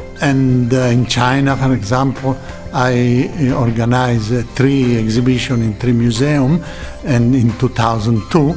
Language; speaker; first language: English; non-native, learner; Italian